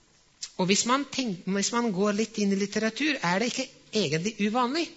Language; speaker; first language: Norwegian; non-native, fluent; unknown